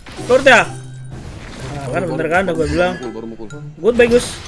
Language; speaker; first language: Indonesian; native; Indonesian